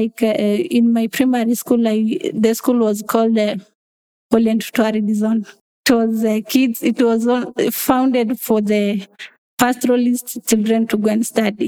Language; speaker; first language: English; non-native, local second language; Masai